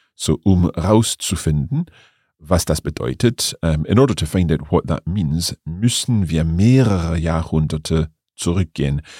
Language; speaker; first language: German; non-native, fluent; English